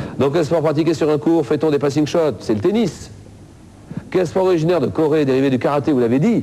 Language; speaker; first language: French; native; French